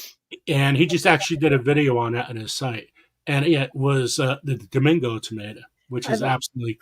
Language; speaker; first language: English; native; English